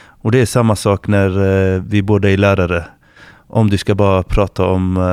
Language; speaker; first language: Swedish; non-native, fluent; Arabic